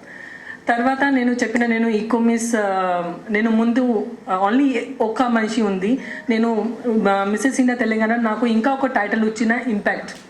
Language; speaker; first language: Telugu; non-native, local second language; Hindi